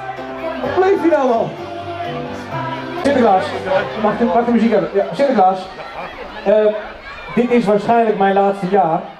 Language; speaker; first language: Dutch; native; Dutch